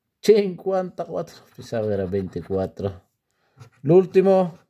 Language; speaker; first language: Italian; non-native, learner; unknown